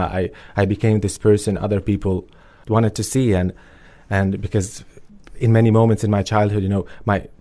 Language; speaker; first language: English; early bilingual, other home language; Albanian